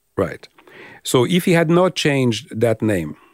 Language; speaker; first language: English; non-native, fluent; French